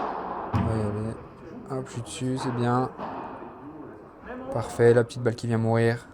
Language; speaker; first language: French; native; French